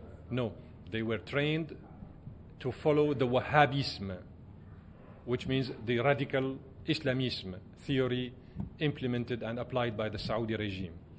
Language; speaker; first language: English; non-native, fluent; Arabic